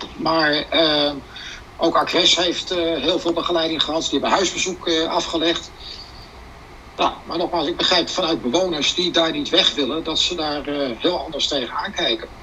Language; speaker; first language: Dutch; native; Dutch